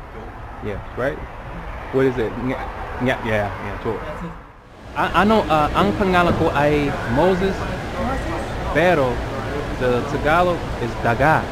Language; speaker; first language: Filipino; non-native, learner; English